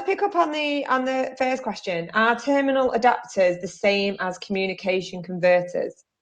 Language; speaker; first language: English; native; English